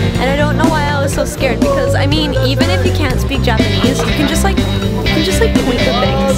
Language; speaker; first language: English; native; English